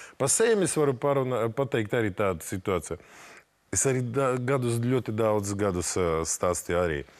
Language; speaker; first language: Latvian; native; Latvian